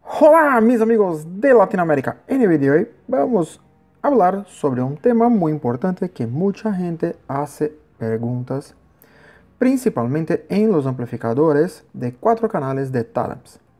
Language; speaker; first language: Spanish; non-native, learner; Portuguese